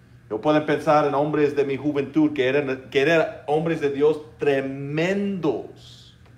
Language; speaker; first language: Spanish; non-native, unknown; English